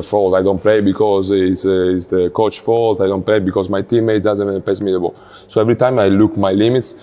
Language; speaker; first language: English; non-native, learner; Italian